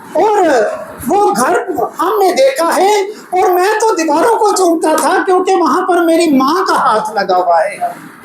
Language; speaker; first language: Urdu; non-native, local second language; Punjabi